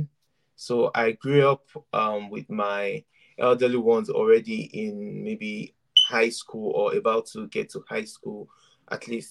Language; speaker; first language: English; non-native, local second language; Yoruba